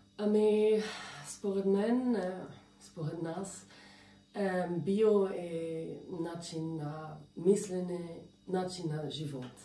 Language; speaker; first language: Bulgarian; non-native, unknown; Dutch